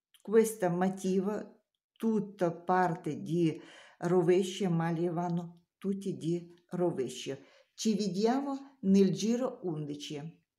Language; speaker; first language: Italian; non-native, learner; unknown